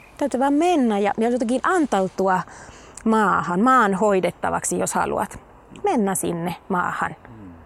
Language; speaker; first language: Finnish; non-native, fluent; Spanish